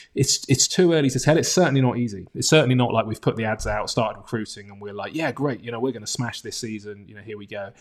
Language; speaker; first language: English; native; English